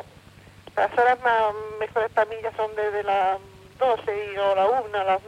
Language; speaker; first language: Spanish; native; Spanish